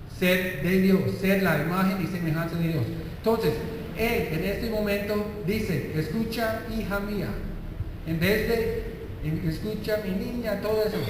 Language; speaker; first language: Spanish; non-native, fluent; English